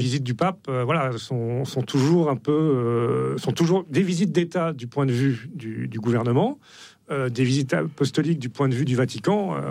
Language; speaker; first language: French; native; French